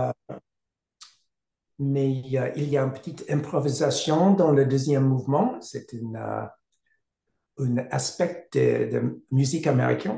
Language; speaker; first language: French; non-native, learner; English